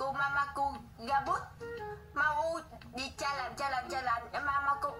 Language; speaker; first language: Indonesian; non-native, learner; Vietnamese